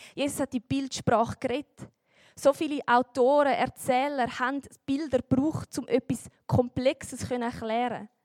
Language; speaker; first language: German; native; German